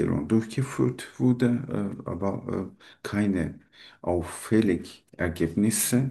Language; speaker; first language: German; non-native, learner; Turkish